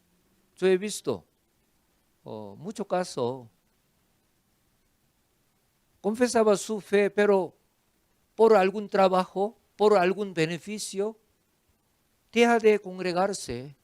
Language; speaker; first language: Spanish; non-native, fluent; Korean